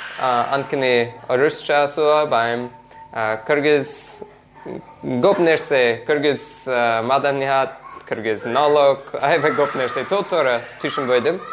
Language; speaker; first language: Kyrgyz; non-native, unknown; English